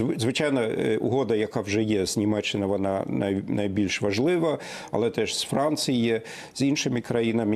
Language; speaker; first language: Ukrainian; non-native, fluent; German